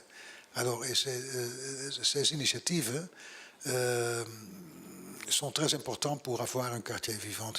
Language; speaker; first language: French; non-native, learner; Dutch